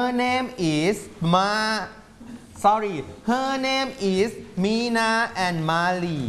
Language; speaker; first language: English; non-native, fluent; Thai